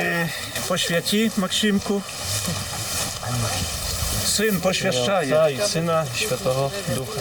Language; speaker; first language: Polish; non-native, local second language; Belarusian